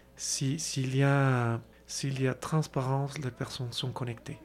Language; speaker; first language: French; non-native, fluent; Spanish